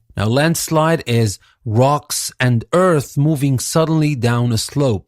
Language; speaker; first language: English; non-native, fluent; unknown